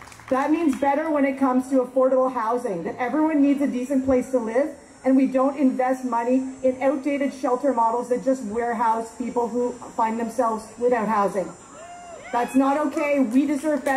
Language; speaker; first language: English; native; English